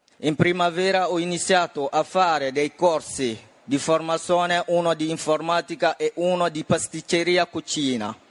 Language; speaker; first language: Italian; non-native, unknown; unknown